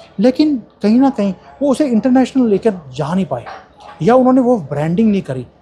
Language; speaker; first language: Hindi; native; Hindi